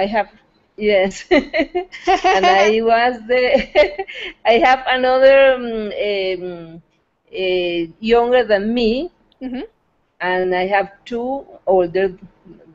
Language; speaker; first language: English; non-native, fluent; Spanish